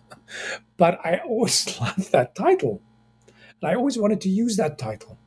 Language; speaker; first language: English; native; English